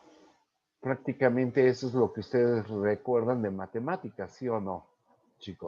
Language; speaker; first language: Spanish; native; Spanish